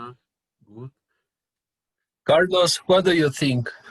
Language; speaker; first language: English; non-native, learner; Spanish